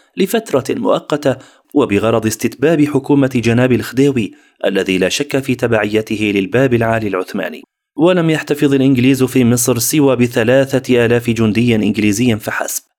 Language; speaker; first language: Arabic; native; Arabic